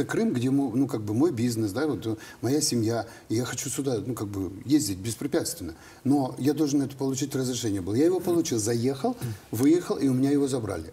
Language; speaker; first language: Russian; native; Russian